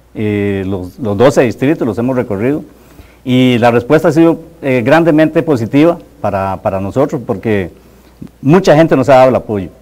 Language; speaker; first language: Spanish; native; Spanish